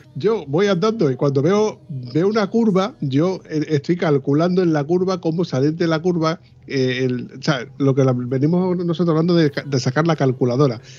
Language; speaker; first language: Spanish; native; Spanish